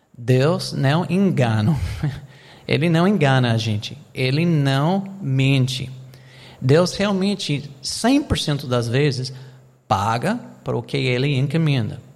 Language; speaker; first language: Portuguese; non-native, fluent; English